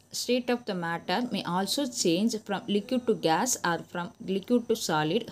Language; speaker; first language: English; non-native, local second language; Tamil